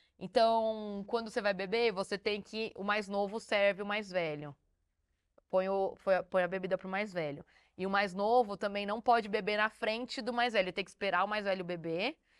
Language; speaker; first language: Portuguese; native; Portuguese